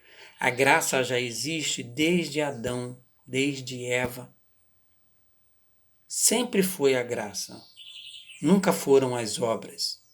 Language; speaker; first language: Portuguese; native; Portuguese